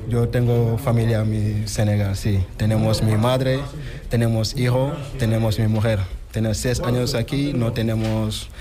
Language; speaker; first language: Spanish; non-native, learner; Wolof